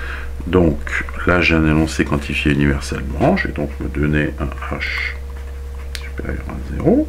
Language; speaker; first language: French; native; French